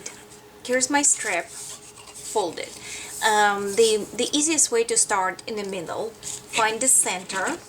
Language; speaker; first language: English; non-native, fluent; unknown